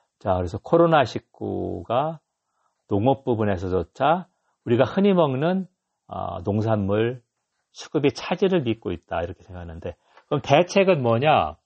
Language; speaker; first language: Korean; native; Korean